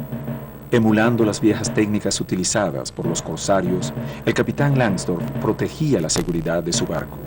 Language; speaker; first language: Spanish; native; Spanish